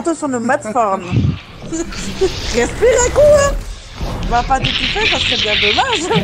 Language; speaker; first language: French; native; French